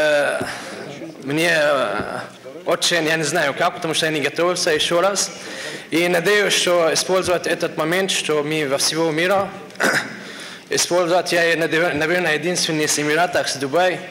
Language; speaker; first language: Russian; non-native, fluent; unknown